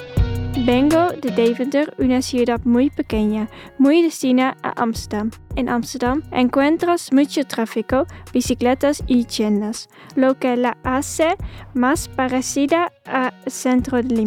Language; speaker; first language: Spanish; non-native, fluent; Dutch